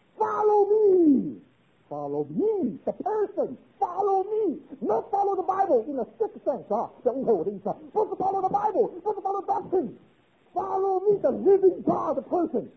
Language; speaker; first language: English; non-native, fluent; Chinese